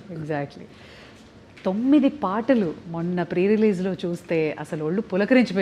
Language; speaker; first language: Telugu; native; Telugu